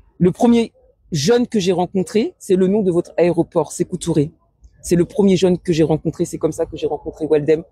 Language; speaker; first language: French; early bilingual, other home language; Wolof